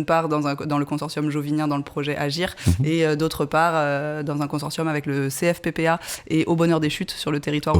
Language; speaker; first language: French; native; French